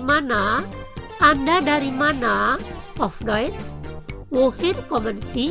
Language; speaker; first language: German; non-native, fluent; Indonesian